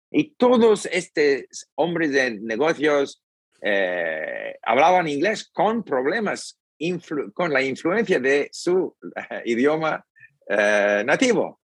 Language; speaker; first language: Spanish; non-native, fluent; English